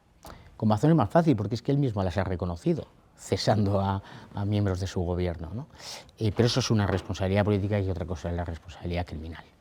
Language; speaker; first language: Spanish; native; Spanish